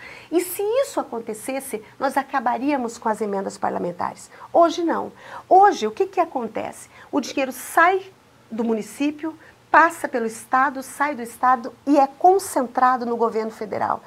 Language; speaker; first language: Portuguese; native; Portuguese